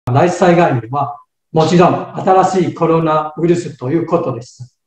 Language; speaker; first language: Japanese; non-native, fluent; Chinese